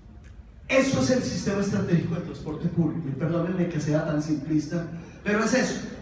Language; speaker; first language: Spanish; native; Spanish